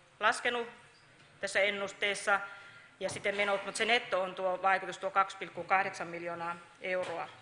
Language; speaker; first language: Finnish; native; Finnish